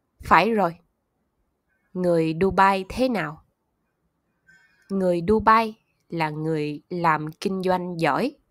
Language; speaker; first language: Vietnamese; non-native, learner; German